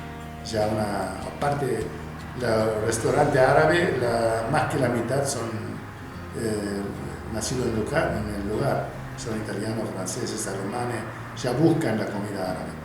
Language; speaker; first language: Spanish; non-native, fluent; Arabic